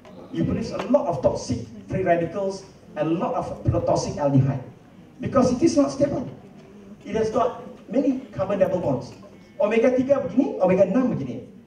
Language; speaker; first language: English; non-native, local second language; Malay